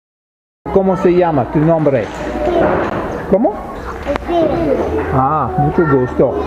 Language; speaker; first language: Spanish; non-native, learner; English